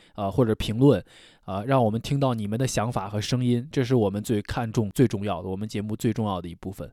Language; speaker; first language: Chinese; native; Chinese